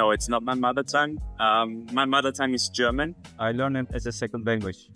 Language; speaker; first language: English; non-native, fluent; German